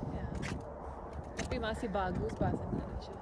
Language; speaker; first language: Indonesian; non-native, learner; English